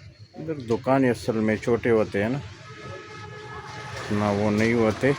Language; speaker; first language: Hindi; non-native, local second language; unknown